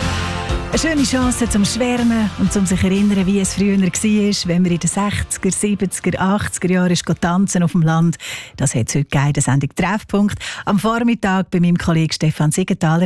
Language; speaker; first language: German; native; German